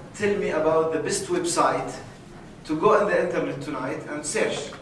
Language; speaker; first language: English; non-native, fluent; Arabic